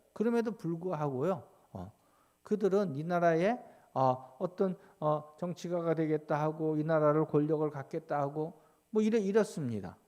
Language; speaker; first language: Korean; native; Korean